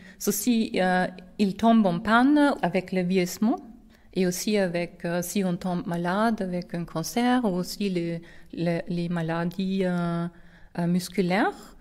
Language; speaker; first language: French; non-native, fluent; German